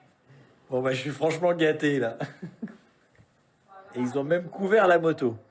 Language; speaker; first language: French; native; French